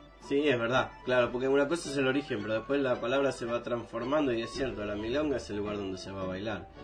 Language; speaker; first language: Spanish; native; Spanish